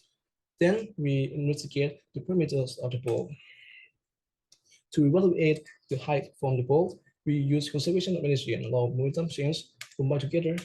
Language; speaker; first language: English; non-native, learner; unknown